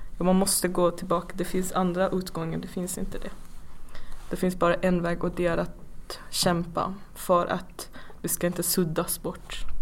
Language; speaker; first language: Swedish; non-native, fluent; Persian